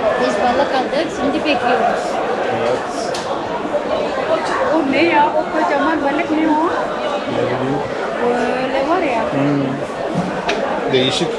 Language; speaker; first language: Turkish; non-native, learner; Indonesian